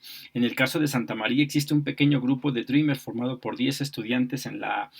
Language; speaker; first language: Spanish; native; Spanish